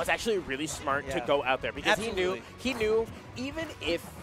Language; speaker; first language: English; native; English